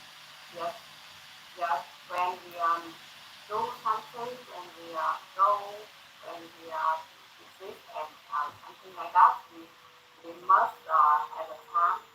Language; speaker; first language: English; non-native, learner; Thai